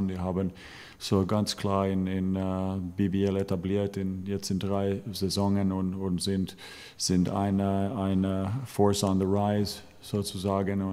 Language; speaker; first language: German; non-native, fluent; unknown